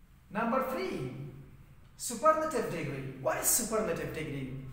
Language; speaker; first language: English; non-native, fluent; Persian